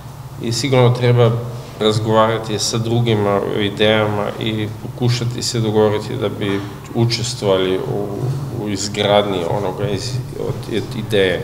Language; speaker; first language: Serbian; non-native, fluent; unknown